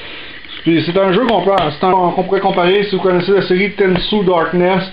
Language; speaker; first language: French; native; French